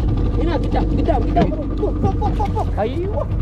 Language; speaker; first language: Arabic; non-native, learner; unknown